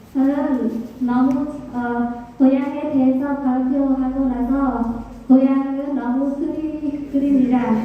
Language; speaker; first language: Korean; non-native, learner; Khmer